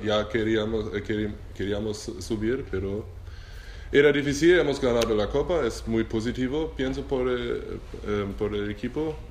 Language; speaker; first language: Spanish; non-native, learner; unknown